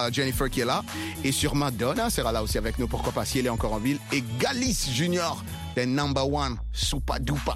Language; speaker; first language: French; non-native, local second language; Lingala